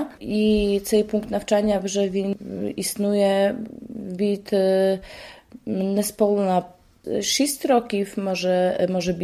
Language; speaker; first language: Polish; non-native, local second language; Ukrainian